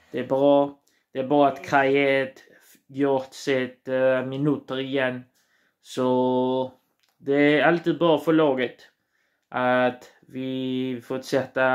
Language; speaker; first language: Swedish; non-native, learner; Portuguese